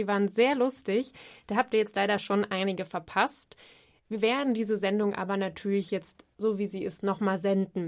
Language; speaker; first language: German; native; German